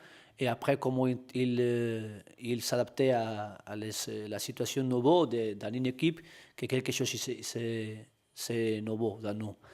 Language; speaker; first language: French; non-native, learner; Spanish